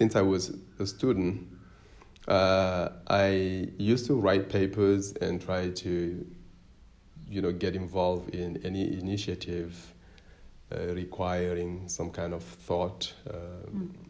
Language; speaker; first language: English; non-native, fluent; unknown